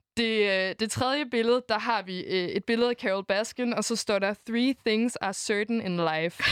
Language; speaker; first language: Danish; native; Danish